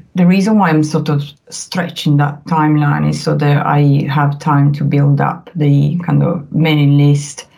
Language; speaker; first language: English; non-native, fluent; Italian